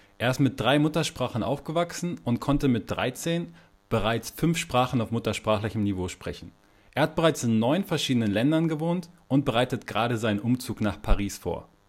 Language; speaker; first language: German; native; German